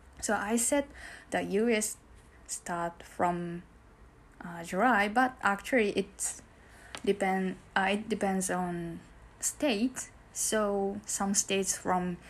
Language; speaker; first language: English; non-native, learner; Japanese